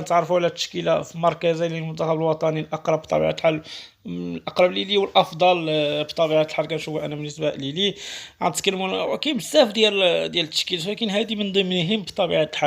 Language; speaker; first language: Arabic; native; Arabic